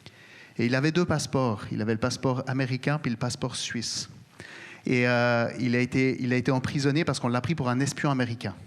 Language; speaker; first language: French; native; French